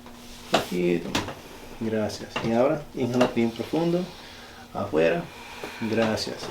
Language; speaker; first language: Spanish; early bilingual, heritage; Spanish